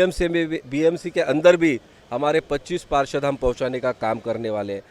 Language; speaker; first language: Hindi; non-native, local second language; Marathi